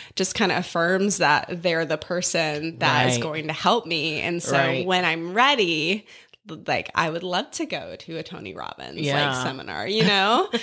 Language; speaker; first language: English; native; English